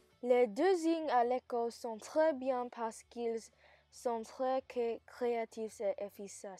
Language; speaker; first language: French; non-native, learner; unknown